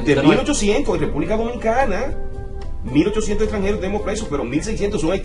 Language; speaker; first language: Spanish; native; Spanish